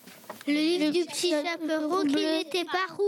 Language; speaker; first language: French; native; French